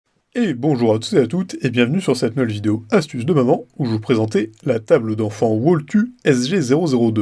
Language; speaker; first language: French; native; French